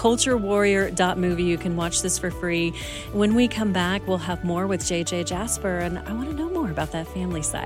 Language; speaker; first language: English; native; English